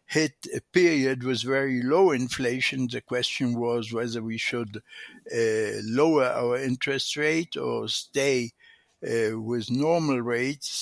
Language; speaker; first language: English; non-native, fluent; Hebrew